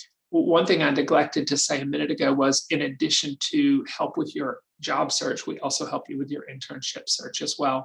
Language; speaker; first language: English; native; English